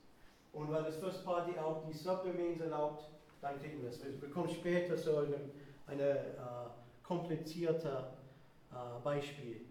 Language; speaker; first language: German; non-native, fluent; English